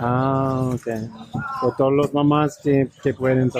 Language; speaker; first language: Spanish; non-native, learner; English